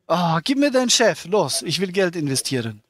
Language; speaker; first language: German; native; German